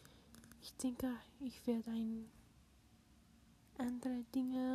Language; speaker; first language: German; non-native, learner; English